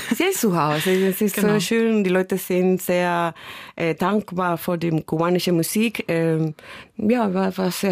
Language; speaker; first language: German; non-native, learner; Spanish